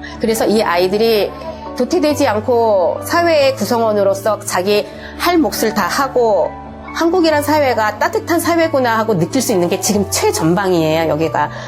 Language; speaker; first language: Korean; native; Korean